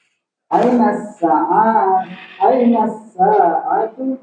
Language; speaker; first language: Arabic; non-native, learner; Indonesian